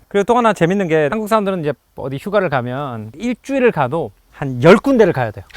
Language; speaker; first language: Korean; native; Korean